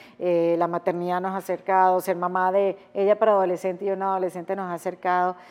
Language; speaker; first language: Spanish; native; Spanish